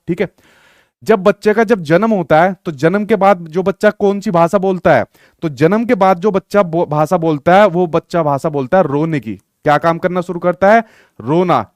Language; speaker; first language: Hindi; native; Hindi